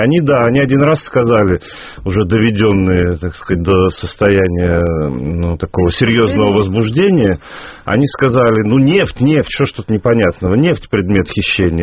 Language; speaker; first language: Russian; native; Russian